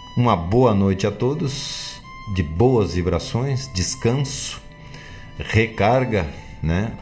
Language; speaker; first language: Portuguese; native; Portuguese